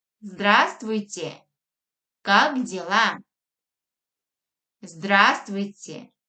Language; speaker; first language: Russian; non-native, fluent; Korean